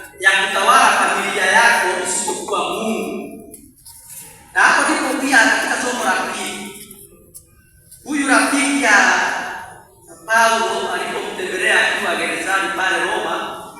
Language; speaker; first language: Swahili; non-native, local second language; Meru